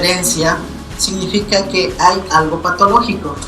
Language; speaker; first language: Spanish; native; Spanish